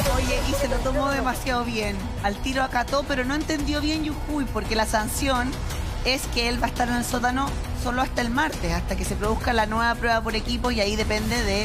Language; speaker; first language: Spanish; native; Spanish